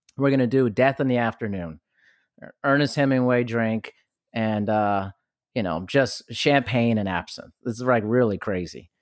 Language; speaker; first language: English; native; English